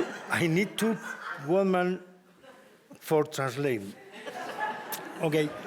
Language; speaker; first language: English; non-native, learner; Spanish